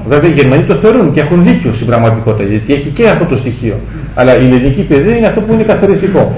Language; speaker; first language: Greek; early bilingual, heritage; Greek